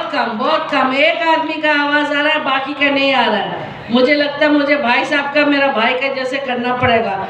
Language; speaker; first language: Hindi; non-native, local second language; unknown